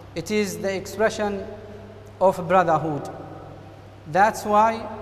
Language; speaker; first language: English; non-native, fluent; Arabic